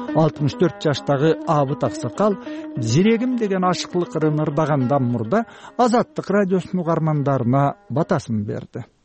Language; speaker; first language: Kyrgyz; native; Kyrgyz